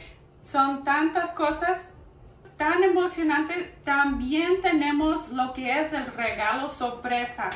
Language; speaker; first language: Spanish; early bilingual, heritage; Spanish